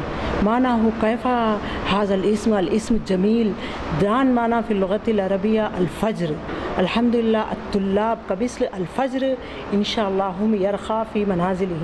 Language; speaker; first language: Arabic; non-native, learner; Urdu